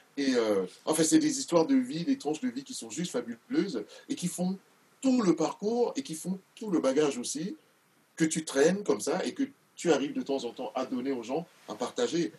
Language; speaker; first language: French; non-native, local second language; Duala